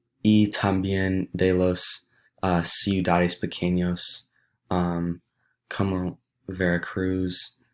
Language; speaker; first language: Spanish; non-native, learner; English